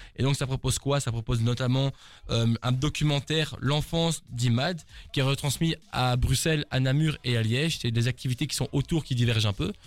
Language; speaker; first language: French; native; French